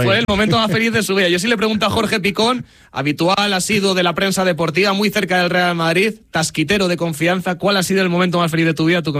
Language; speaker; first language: Spanish; native; Spanish